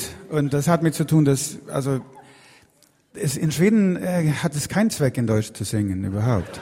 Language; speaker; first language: German; non-native, fluent; Swedish